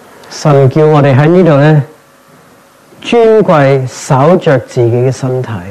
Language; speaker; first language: Cantonese; non-native, fluent; English